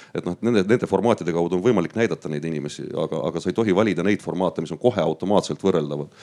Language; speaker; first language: Estonian; native; Estonian